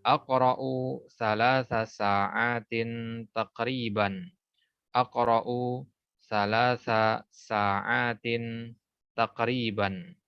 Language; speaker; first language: Arabic; non-native, fluent; Indonesian